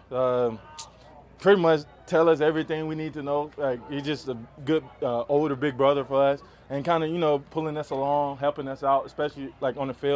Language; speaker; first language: English; native; English